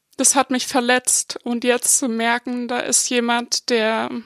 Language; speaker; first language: German; native; German